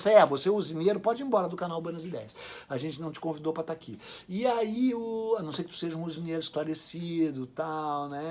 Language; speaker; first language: Portuguese; native; Portuguese